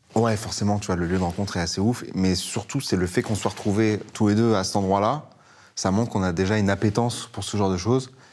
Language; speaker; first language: French; early bilingual, other home language; Persian